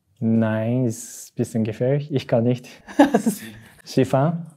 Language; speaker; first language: German; non-native, learner; Japanese